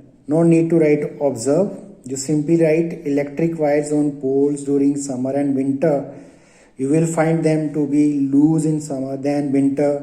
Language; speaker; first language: English; non-native, local second language; Hindi